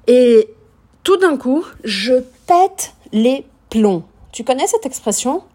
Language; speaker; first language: French; non-native, fluent; Portuguese